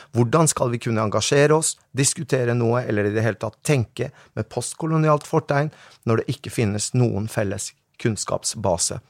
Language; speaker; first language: Norwegian; early bilingual, other home language; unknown